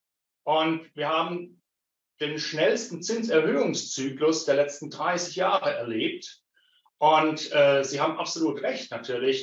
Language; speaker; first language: German; native; German